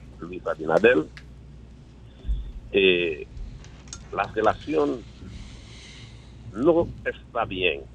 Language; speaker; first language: Spanish; non-native, learner; Haitian Creole